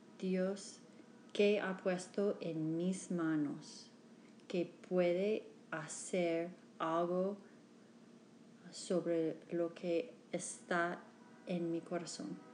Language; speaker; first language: Spanish; non-native, learner; English